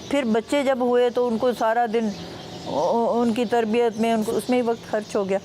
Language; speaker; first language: Urdu; non-native, local second language; Punjabi